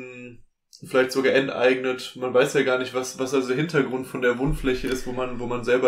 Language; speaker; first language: German; native; German